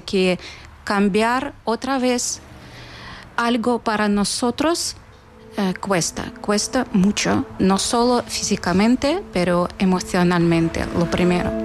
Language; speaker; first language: Spanish; non-native, fluent; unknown